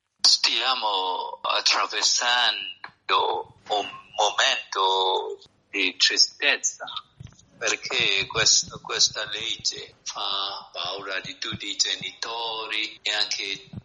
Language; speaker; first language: Italian; non-native, learner; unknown